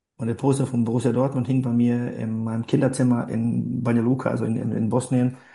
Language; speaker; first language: German; non-native, fluent; Bosnian